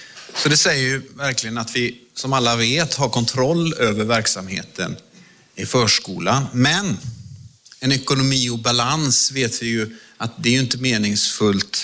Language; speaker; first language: Swedish; native; Swedish